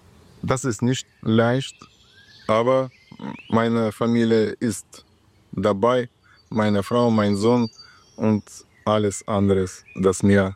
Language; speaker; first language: German; non-native, learner; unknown